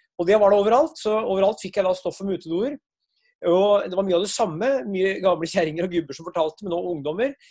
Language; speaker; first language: Norwegian; native; Norwegian